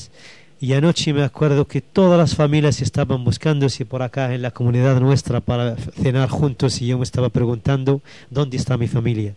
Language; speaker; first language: Spanish; non-native, local second language; Arabic